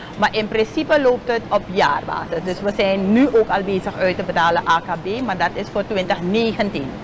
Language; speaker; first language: Dutch; native; Dutch